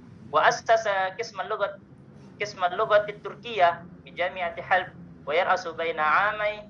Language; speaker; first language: Arabic; non-native, learner; Indonesian